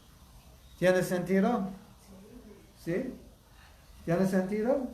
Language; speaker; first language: Spanish; non-native, learner; English